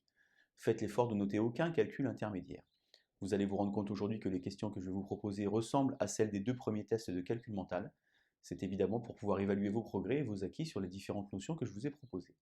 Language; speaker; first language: French; native; French